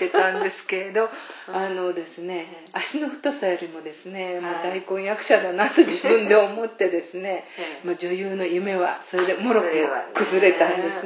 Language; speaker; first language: Japanese; native; Japanese